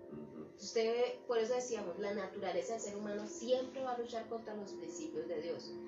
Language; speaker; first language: Spanish; native; Spanish